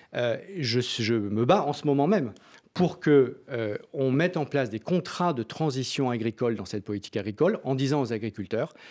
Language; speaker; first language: French; native; French